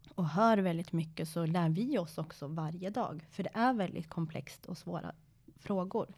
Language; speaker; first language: Swedish; early bilingual, other home language; Persian